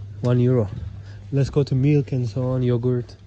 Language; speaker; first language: English; non-native, learner; Turkish